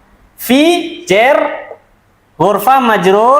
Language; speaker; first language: Arabic; non-native, fluent; Indonesian